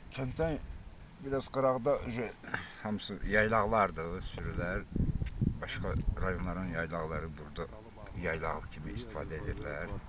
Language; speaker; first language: Azerbaijani; non-native, local second language; Lezghian